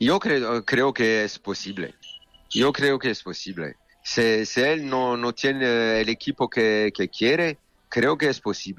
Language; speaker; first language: Spanish; non-native, learner; French